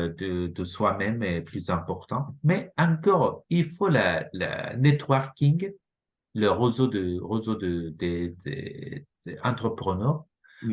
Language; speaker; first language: French; non-native, fluent; Japanese